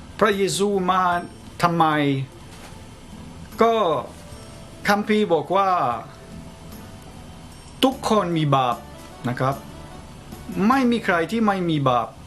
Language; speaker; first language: Thai; non-native, fluent; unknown